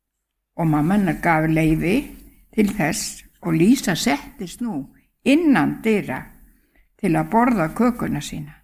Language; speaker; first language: Icelandic; native; Icelandic